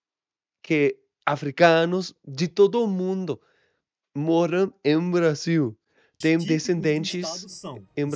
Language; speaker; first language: Portuguese; non-native, learner; English